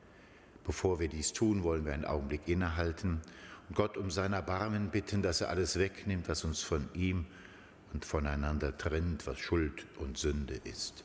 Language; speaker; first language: German; native; German